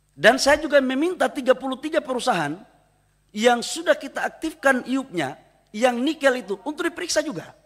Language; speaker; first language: Indonesian; native; Indonesian